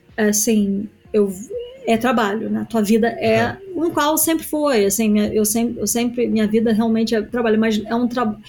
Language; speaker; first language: Portuguese; native; Portuguese